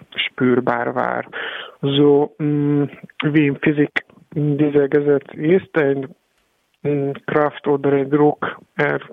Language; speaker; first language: German; non-native, learner; Hungarian